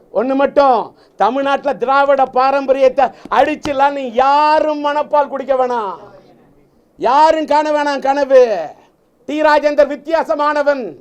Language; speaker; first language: Tamil; native; Tamil